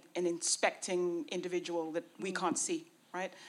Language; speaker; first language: English; native; English